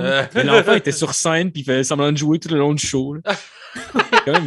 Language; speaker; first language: French; native; French